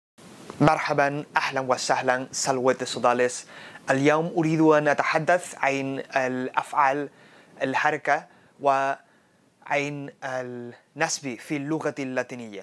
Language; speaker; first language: Arabic; non-native, fluent; Spanish